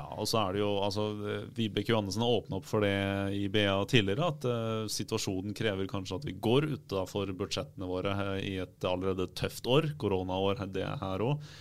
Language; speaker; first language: Norwegian; native; Norwegian